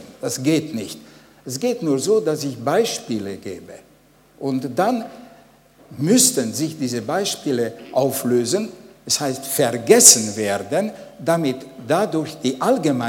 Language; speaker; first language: German; non-native, fluent; Hungarian